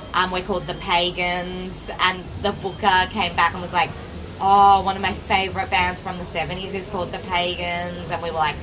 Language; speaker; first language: English; native; English